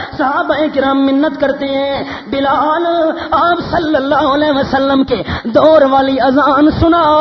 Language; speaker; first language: Urdu; native; Urdu